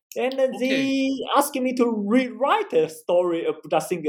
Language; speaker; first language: English; non-native, fluent; Chinese